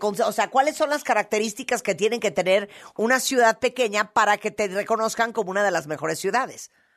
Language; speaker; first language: Spanish; native; Spanish